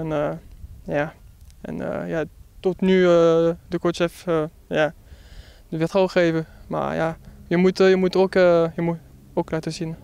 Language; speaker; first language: Dutch; non-native, fluent; French